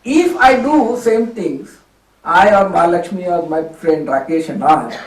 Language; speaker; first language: English; non-native, local second language; Hindi